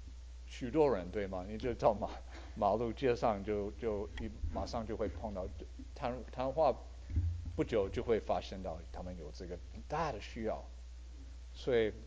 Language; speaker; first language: Chinese; early bilingual, heritage; Chinese